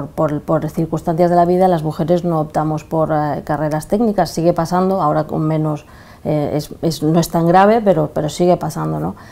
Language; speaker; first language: Spanish; native; Spanish